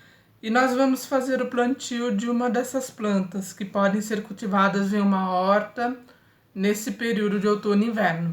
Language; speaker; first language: Portuguese; native; Portuguese